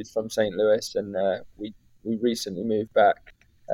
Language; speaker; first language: English; native; English